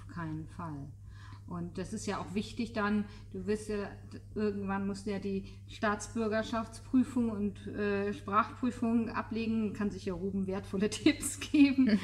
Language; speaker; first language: German; native; German